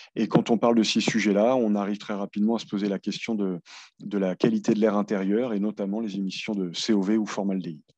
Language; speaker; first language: French; native; French